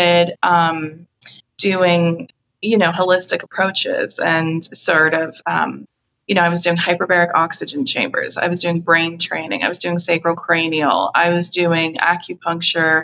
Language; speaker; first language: English; native; English